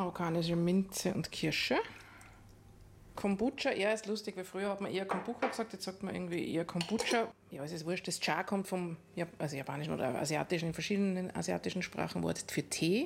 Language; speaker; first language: German; native; German